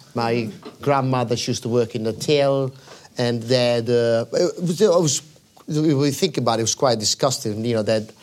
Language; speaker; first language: English; non-native, fluent; Italian